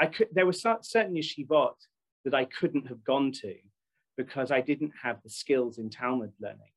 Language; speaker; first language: English; native; English